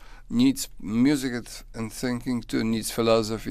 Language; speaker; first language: English; non-native, fluent; Polish